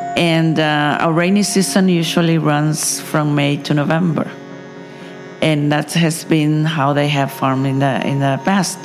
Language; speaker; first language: English; non-native, fluent; Spanish